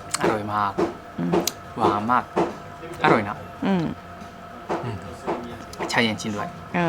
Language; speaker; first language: Thai; non-native, learner; Japanese